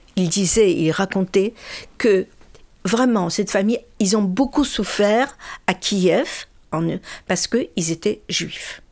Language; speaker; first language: French; non-native, fluent; Russian